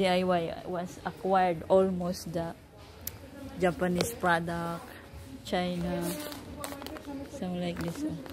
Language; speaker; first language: English; non-native, learner; Filipino